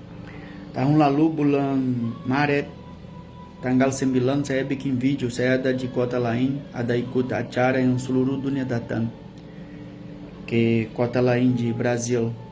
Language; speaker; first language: Indonesian; non-native, fluent; Portuguese